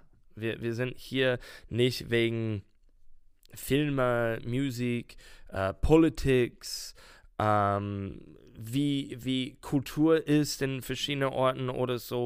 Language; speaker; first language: German; non-native, learner; English